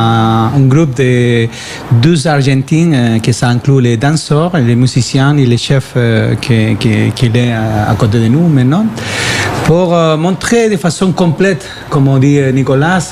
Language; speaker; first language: French; non-native, fluent; Spanish